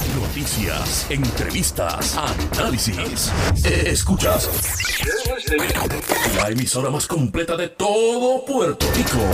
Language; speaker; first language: Spanish; native; Spanish